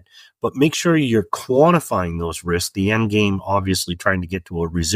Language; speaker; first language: English; native; English